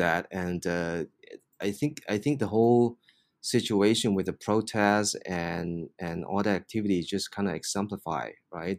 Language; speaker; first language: English; non-native, local second language; Cantonese